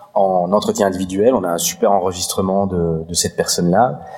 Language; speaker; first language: French; native; French